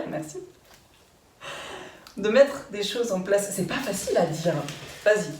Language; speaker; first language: French; native; French